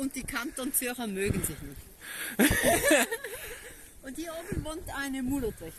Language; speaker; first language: German; native; German